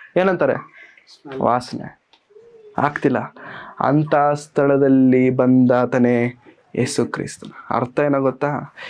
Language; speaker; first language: Kannada; non-native, local second language; Telugu